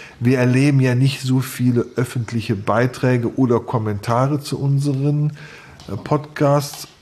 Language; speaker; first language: German; native; German